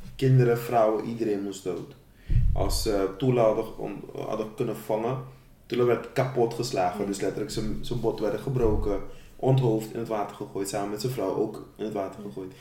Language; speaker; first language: Dutch; non-native, local second language; Papiamento